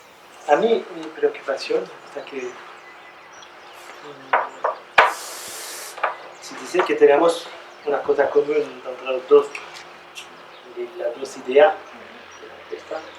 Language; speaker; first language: Spanish; non-native, learner; French